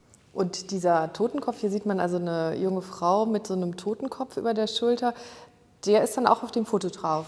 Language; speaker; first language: German; native; German